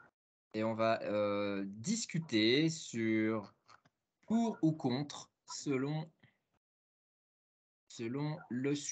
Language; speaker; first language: French; non-native, fluent; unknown